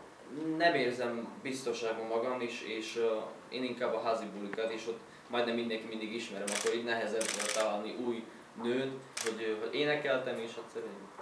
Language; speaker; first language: Hungarian; non-native, learner; Slovak